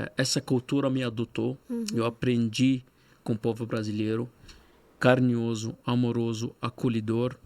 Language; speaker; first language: Portuguese; non-native, fluent; Arabic